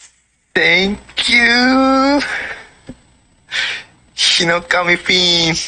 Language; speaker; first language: English; non-native, learner; Japanese